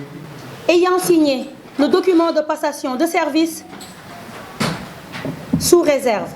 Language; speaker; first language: French; non-native, local second language; Wolof